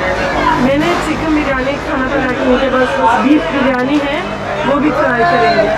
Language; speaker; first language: Hindi; non-native, learner; Turkish